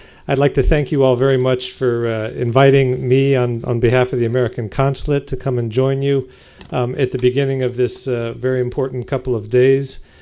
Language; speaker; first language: English; native; English